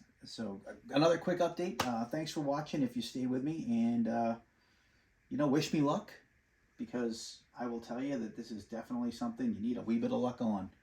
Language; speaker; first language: English; native; English